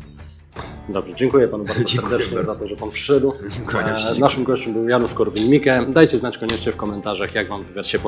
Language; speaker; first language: Polish; native; Polish